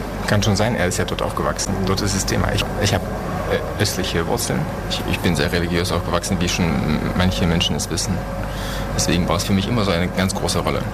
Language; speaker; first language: German; early bilingual, other home language; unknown